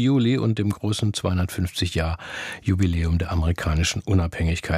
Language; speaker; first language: German; native; German